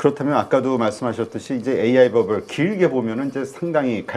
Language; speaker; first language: Korean; native; Korean